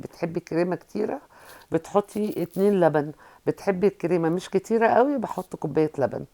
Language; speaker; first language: Arabic; native; Arabic